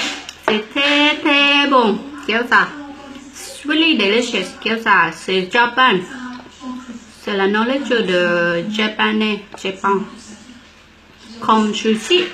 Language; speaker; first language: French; non-native, learner; Thai